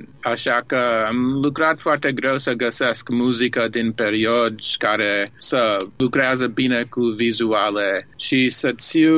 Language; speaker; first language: Romanian; early bilingual, heritage; Romanian